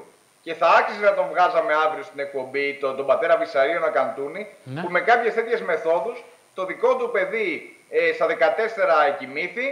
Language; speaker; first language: Greek; native; Greek